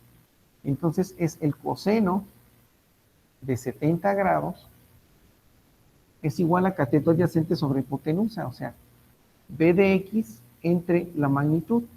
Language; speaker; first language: Spanish; native; Spanish